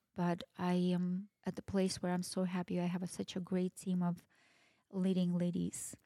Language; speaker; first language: English; non-native, fluent; Russian